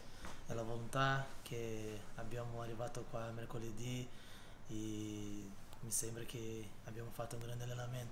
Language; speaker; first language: Italian; non-native, learner; Portuguese